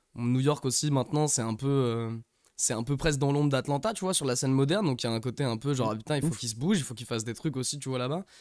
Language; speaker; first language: French; non-native, fluent; English